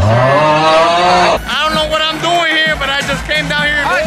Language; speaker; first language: English; early bilingual, other home language; Spanish